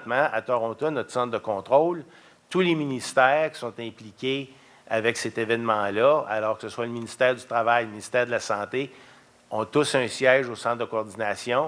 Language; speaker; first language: French; native; French